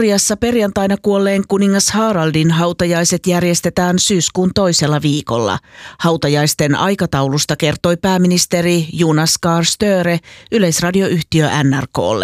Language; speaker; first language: Finnish; native; Finnish